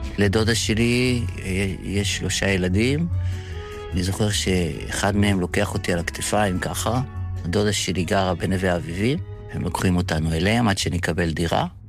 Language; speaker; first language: Hebrew; early bilingual, other home language; Yiddish